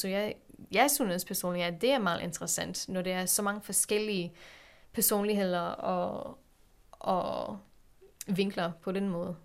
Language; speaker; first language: Danish; non-native, fluent; English